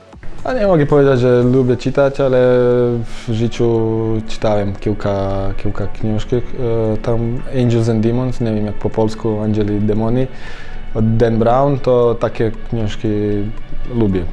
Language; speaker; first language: Polish; non-native, fluent; Croatian